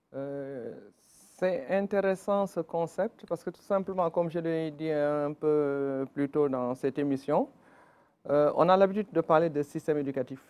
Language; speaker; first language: French; non-native, local second language; Wolof